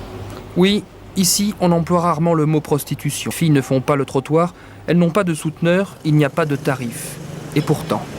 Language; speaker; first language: French; native; French